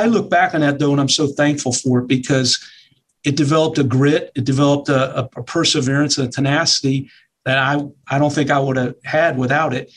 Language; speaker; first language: English; native; English